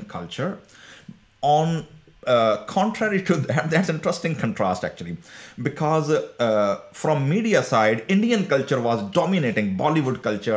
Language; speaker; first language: English; non-native, local second language; Punjabi